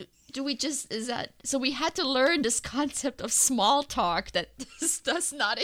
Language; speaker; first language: English; non-native, fluent; German